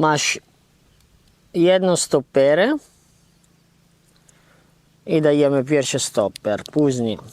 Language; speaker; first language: Polish; non-native, learner; Italian